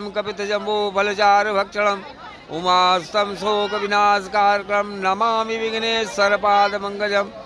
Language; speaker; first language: Hindi; native; Hindi